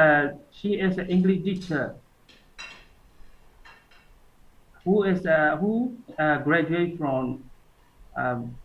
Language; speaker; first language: English; non-native, learner; Burmese